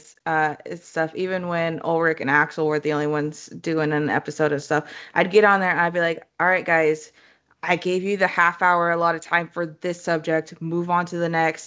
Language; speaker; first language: English; native; English